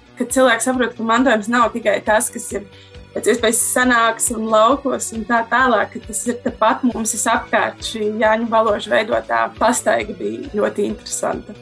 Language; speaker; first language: Latvian; native; Latvian